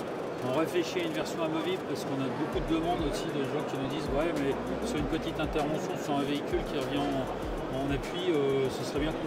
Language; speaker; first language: French; native; French